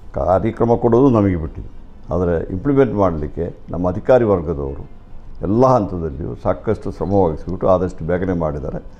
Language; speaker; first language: Kannada; non-native, local second language; Malayalam